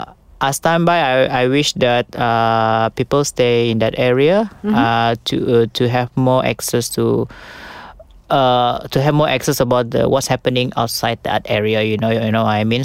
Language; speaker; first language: English; non-native, local second language; Malay